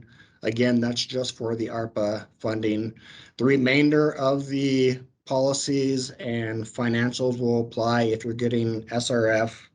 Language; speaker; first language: English; native; English